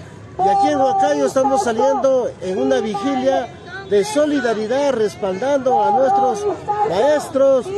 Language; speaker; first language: Spanish; native; Spanish